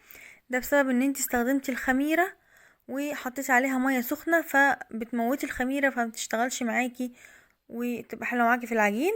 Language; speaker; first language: Arabic; native; Arabic